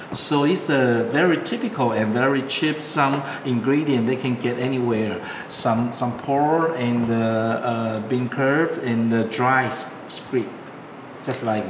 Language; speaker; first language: English; non-native, learner; Chinese